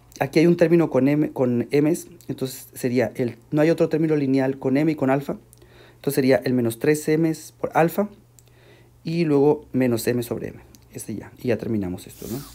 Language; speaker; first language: Spanish; native; Spanish